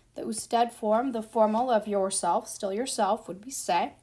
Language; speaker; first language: English; native; English